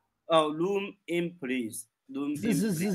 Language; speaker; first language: English; non-native, learner; Chinese